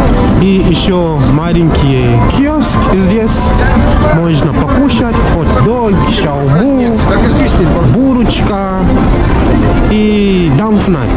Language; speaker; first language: Russian; non-native, fluent; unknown